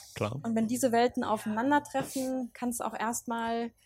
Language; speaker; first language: German; native; German